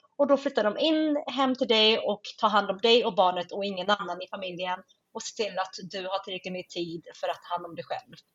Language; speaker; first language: Swedish; native; Swedish